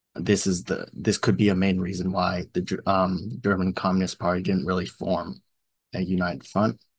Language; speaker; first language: English; native; English